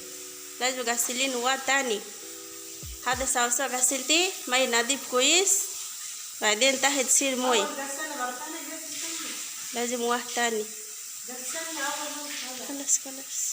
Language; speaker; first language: Arabic; non-native, learner; Bangla